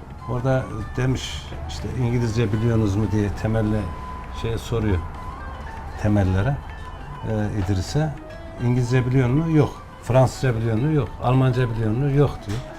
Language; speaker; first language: Turkish; native; Turkish